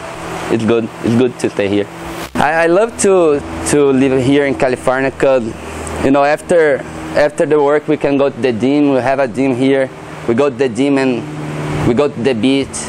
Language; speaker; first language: English; non-native, learner; Portuguese